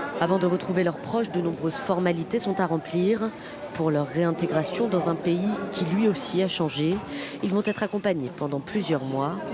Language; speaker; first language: French; native; French